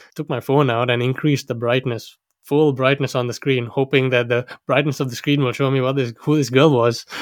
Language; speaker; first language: English; non-native, local second language; Sinhala